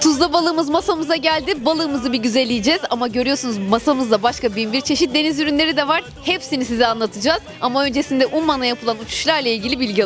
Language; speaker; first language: Turkish; native; Turkish